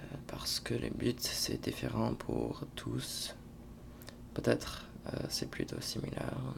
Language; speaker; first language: French; non-native, fluent; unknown